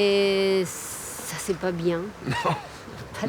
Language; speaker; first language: French; non-native, fluent; Spanish